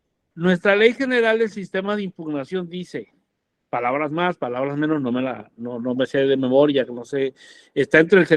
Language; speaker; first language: Spanish; native; Spanish